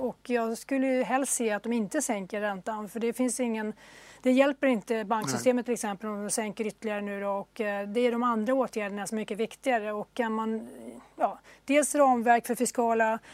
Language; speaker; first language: Swedish; native; Swedish